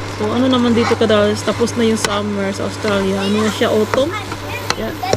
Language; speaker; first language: Filipino; non-native, local second language; Cebuano